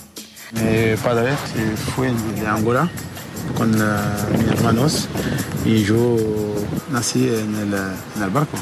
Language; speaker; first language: Spanish; non-native, learner; French